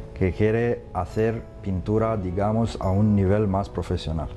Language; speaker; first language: Spanish; non-native, fluent; Romanian